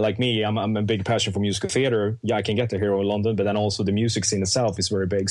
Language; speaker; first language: English; non-native, fluent; Swedish